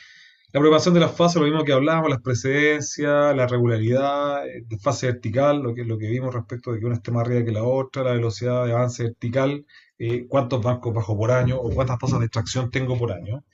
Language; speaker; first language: Spanish; native; Spanish